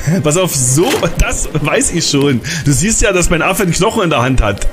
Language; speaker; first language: German; native; German